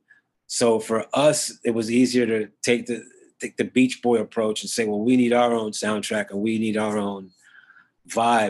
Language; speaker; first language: English; native; English